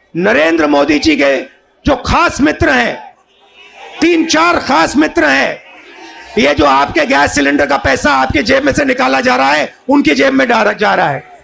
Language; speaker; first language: Hindi; native; Hindi